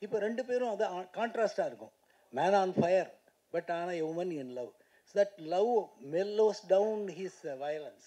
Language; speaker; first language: Tamil; native; Tamil